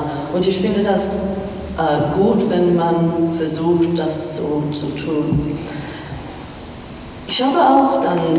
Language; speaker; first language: German; non-native, fluent; English